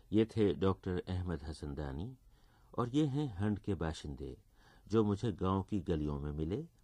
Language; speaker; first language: Urdu; native; Urdu